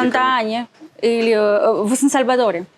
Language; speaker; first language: Russian; non-native, learner; Spanish